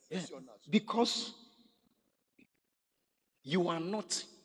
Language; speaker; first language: English; non-native, local second language; Ga